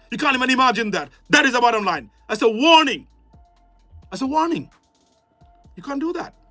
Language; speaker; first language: English; non-native, local second language; Bangla